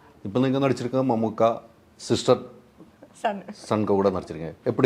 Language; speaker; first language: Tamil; non-native, learner; Malayalam